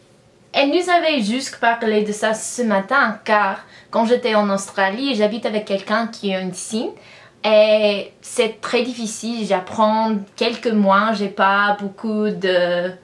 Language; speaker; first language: French; non-native, learner; English